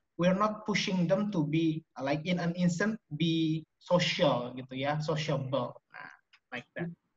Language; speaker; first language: English; non-native, fluent; Indonesian